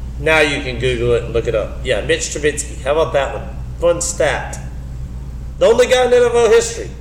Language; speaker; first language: English; native; English